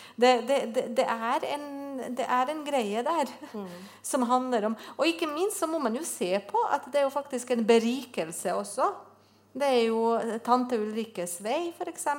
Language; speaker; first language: Norwegian; non-native, fluent; Bosnian